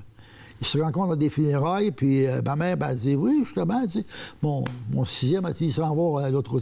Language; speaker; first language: French; native; French